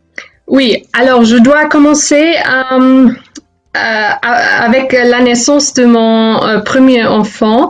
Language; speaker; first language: French; non-native, fluent; German